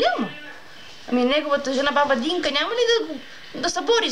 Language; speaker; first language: Bulgarian; native; Bulgarian